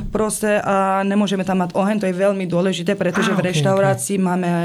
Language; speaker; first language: Slovak; non-native, fluent; Persian